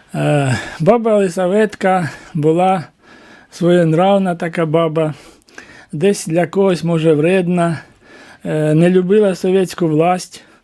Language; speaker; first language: Ukrainian; native; Ukrainian